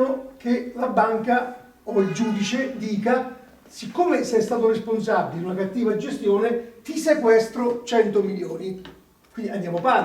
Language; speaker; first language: Italian; native; Italian